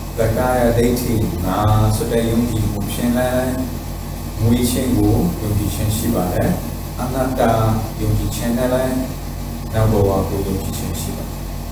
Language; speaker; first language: Burmese; non-native, fluent; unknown